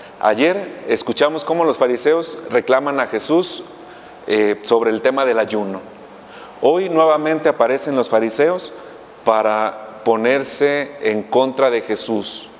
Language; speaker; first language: Spanish; native; Spanish